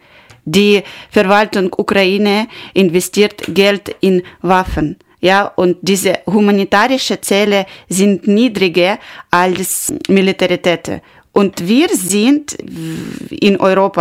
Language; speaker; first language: German; non-native, learner; Ukrainian